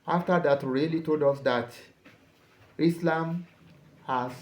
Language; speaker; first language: English; non-native, local second language; Yoruba